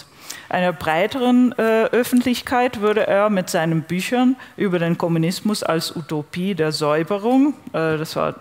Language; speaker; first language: German; non-native, fluent; English